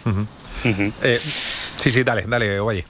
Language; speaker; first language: Spanish; native; Spanish